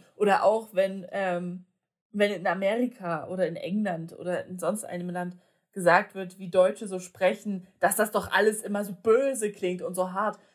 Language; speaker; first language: German; early bilingual, other home language; Polish